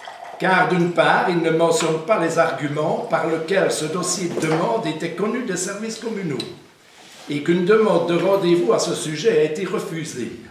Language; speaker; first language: French; native; French